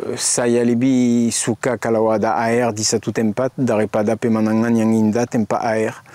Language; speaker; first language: Indonesian; non-native, fluent; French